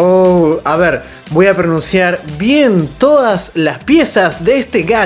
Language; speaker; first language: Spanish; native; Spanish